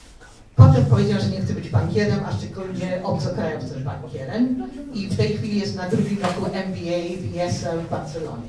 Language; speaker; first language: Polish; early bilingual, heritage; Polish